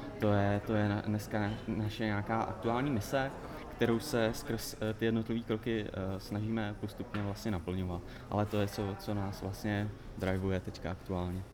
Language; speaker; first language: Czech; native; Czech